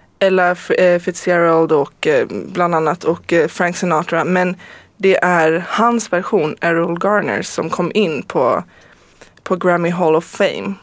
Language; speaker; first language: Swedish; native; Swedish